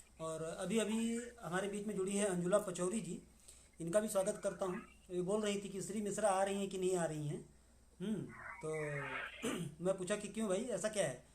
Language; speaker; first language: Hindi; non-native, local second language; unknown